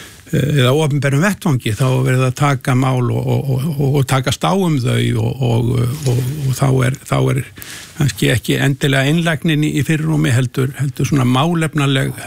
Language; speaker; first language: Icelandic; native; Icelandic